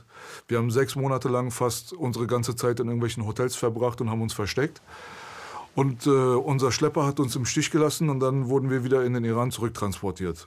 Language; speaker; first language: German; early bilingual, other home language; Persian